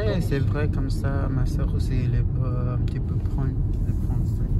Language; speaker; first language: French; non-native, learner; Filipino